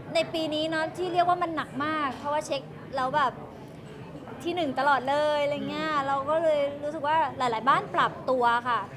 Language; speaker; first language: Thai; native; Thai